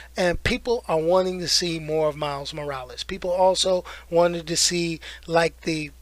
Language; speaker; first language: English; native; English